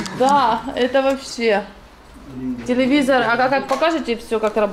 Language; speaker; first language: Russian; native; Russian